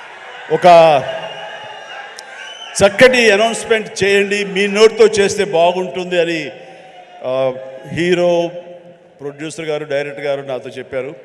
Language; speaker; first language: Telugu; native; Telugu